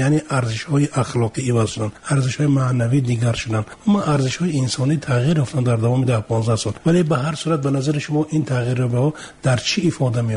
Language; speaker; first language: Tajik; native; Tajik